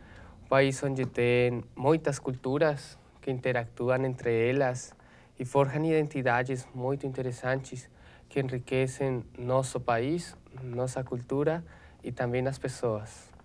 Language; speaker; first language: Portuguese; non-native, learner; Spanish